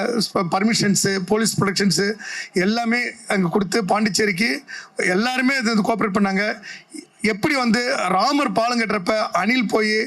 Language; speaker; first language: Tamil; native; Tamil